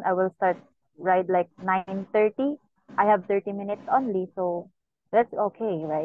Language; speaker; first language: English; non-native, local second language; Cebuano